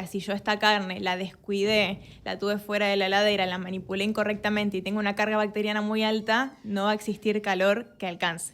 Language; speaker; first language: Spanish; native; Spanish